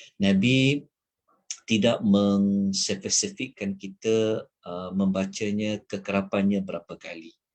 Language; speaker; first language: Malay; native; Malay